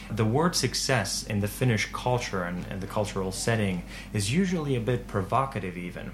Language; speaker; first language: English; non-native, fluent; Finnish